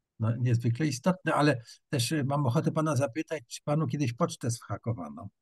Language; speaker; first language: Polish; native; Polish